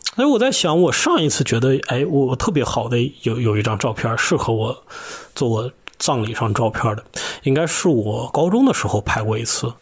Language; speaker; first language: Chinese; native; Chinese